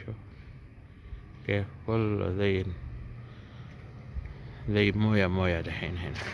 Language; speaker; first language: Arabic; non-native, learner; Urdu